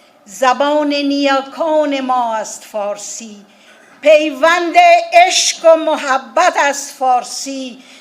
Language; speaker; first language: Persian; non-native, fluent; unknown